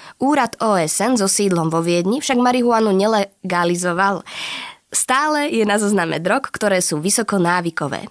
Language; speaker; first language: Slovak; native; Slovak